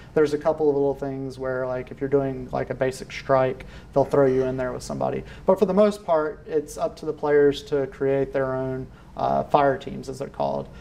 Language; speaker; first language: English; native; English